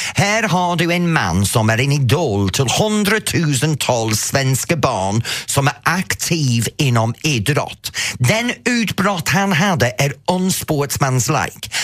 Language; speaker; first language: Swedish; non-native, fluent; English